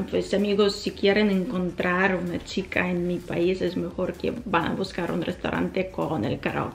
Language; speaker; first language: Spanish; non-native, fluent; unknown